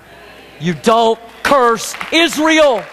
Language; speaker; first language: English; native; English